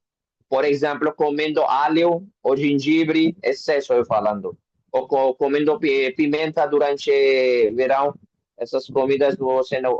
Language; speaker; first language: Portuguese; non-native, learner; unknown